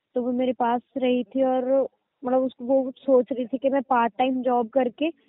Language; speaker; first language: Hindi; native; Hindi